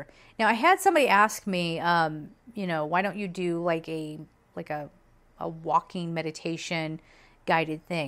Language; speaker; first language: English; native; English